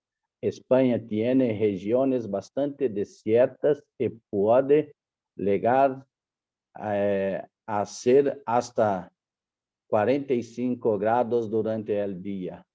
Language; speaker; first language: Spanish; non-native, learner; Portuguese